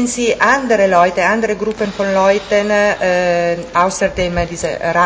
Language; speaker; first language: German; non-native, fluent; Italian